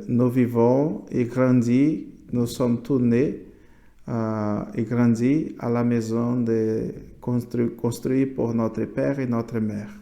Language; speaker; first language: French; non-native, learner; Portuguese